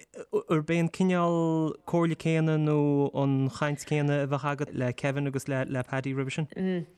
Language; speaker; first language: Irish; native; Irish